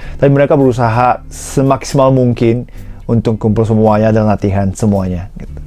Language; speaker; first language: Indonesian; non-native, fluent; Japanese